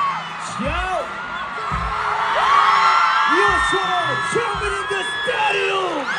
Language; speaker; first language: Italian; non-native, learner; Korean